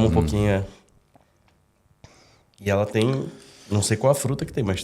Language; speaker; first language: Portuguese; native; Portuguese